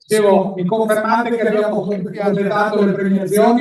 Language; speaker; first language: Italian; native; Italian